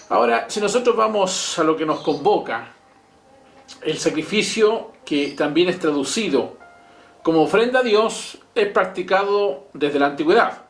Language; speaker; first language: Spanish; native; Spanish